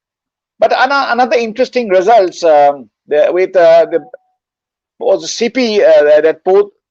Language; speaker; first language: English; non-native, local second language; Bangla